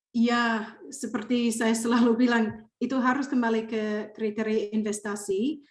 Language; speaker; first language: Indonesian; non-native, fluent; English